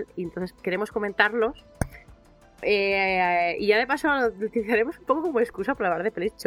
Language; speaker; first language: Spanish; native; Spanish